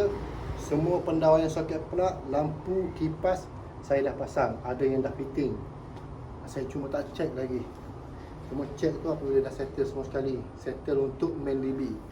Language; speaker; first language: Malay; native; Malay